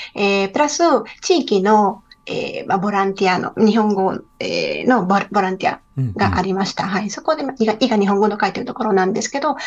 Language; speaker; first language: Japanese; non-native, fluent; Spanish